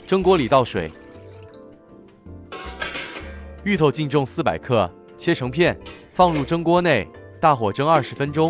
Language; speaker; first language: Chinese; native; Chinese